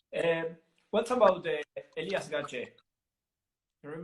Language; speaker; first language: English; non-native, learner; Italian